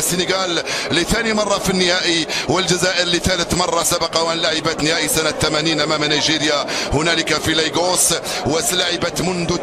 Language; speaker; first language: Arabic; native; Arabic